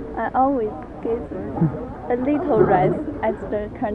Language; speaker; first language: English; non-native, learner; Chinese